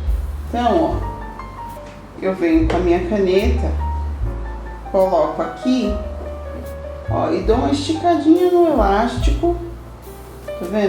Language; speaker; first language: Portuguese; native; Portuguese